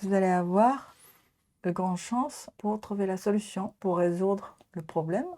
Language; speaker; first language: French; non-native, learner; Japanese